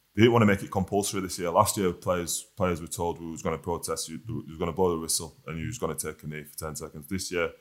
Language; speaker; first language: English; native; English